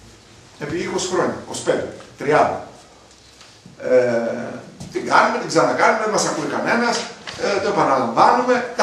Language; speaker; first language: Greek; native; Greek